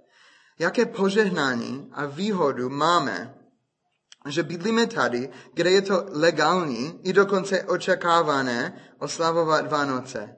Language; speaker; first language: Czech; non-native, fluent; English